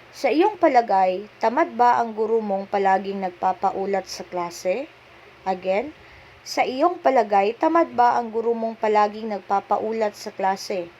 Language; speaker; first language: Filipino; non-native, local second language; Cebuano